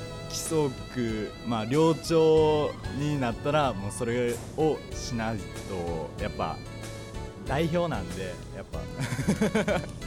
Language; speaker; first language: Japanese; native; Japanese